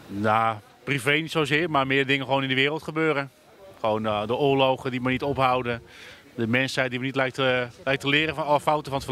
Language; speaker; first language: Dutch; native; Dutch